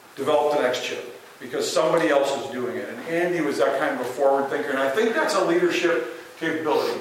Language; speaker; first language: English; native; English